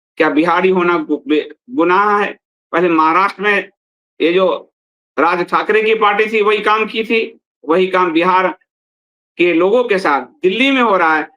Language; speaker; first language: Hindi; native; Hindi